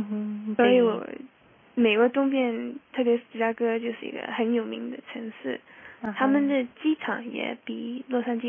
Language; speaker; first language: Chinese; early bilingual, heritage; Chinese